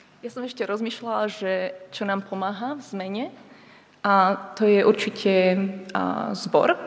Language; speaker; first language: Slovak; native; Slovak